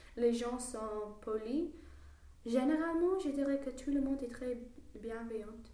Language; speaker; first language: French; non-native, learner; English